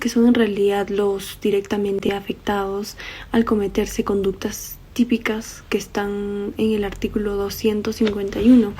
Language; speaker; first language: Spanish; native; Spanish